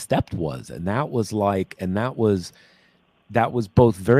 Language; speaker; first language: English; native; English